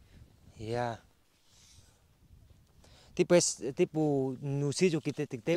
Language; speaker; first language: Portuguese; non-native, learner; Vietnamese